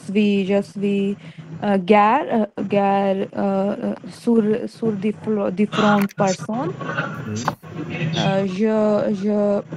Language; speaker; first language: French; non-native, learner; Hindi